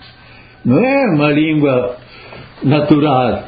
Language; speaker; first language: Portuguese; non-native, local second language; Italian